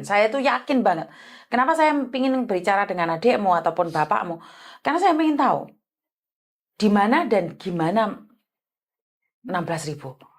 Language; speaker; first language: Malay; native; Malay